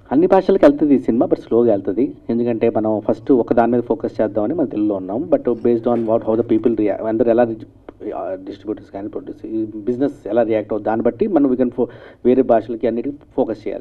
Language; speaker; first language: Telugu; native; Telugu